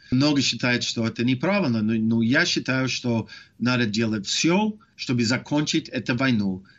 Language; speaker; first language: Russian; non-native, fluent; English